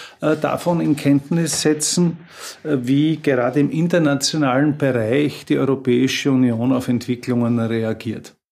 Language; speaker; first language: German; native; German